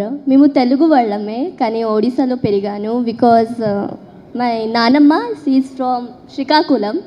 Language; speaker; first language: Telugu; early bilingual, heritage; Telugu